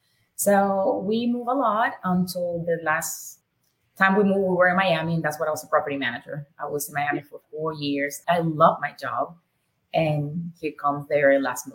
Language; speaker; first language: English; non-native, fluent; Spanish